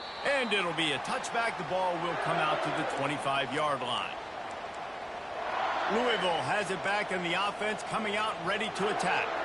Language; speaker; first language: English; native; English